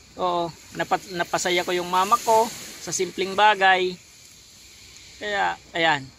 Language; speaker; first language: Filipino; non-native, local second language; Bikol